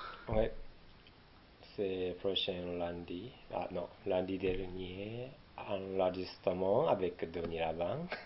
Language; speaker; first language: French; non-native, learner; Japanese